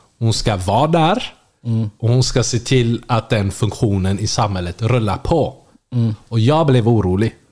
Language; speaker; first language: Swedish; native; Swedish